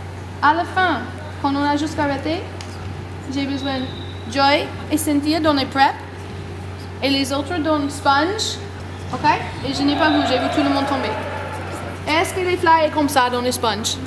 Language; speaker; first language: French; non-native, learner; English